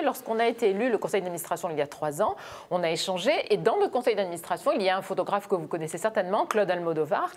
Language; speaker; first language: French; native; French